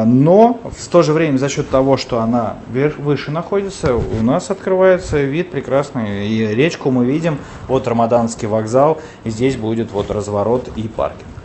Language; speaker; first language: Russian; native; Russian